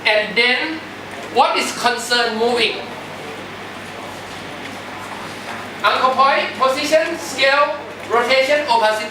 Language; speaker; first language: English; non-native, fluent; Thai